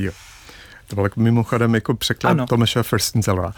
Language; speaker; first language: Czech; non-native, fluent; English